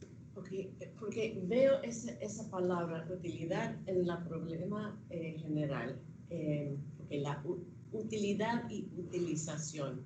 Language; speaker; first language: Spanish; non-native, fluent; English